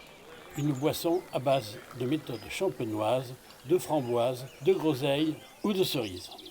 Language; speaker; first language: French; native; French